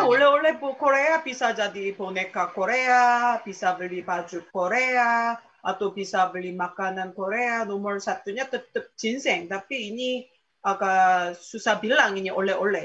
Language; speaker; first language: Indonesian; non-native, fluent; Korean